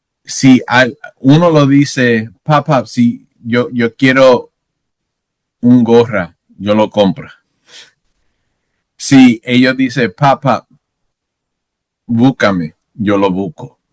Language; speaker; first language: Spanish; non-native, learner; English